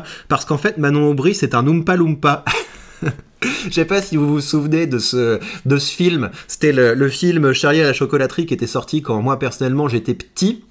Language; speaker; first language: French; native; French